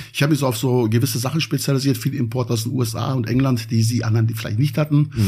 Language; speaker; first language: German; early bilingual, other home language; Turkish